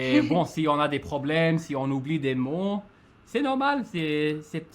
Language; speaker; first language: French; non-native, fluent; English